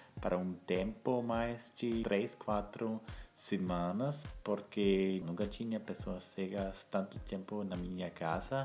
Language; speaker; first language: Portuguese; non-native, fluent; German